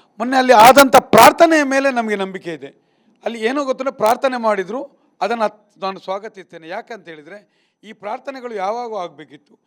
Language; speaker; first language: Kannada; non-native, local second language; Tulu